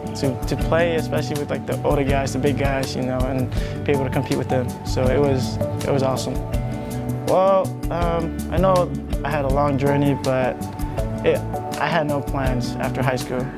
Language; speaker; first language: English; non-native, fluent; Samoan